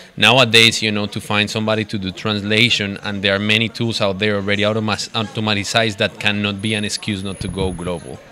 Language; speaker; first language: English; non-native, fluent; Spanish